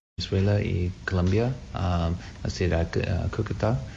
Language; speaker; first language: Spanish; non-native, learner; English